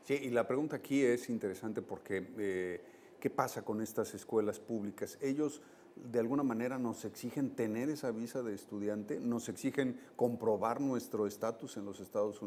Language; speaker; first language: Spanish; native; Spanish